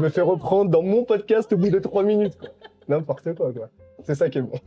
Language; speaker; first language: French; native; French